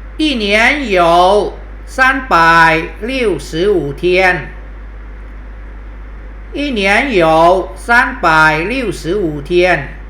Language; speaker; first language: Chinese; non-native, fluent; Thai